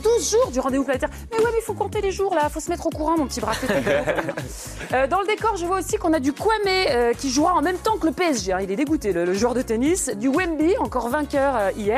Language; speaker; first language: French; native; French